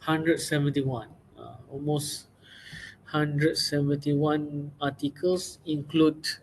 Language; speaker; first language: English; non-native, local second language; Malay